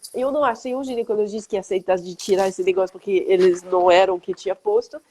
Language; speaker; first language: Portuguese; non-native, fluent; French